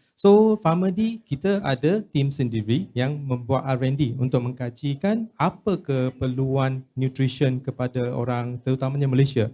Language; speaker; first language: Malay; non-native, local second language; Cantonese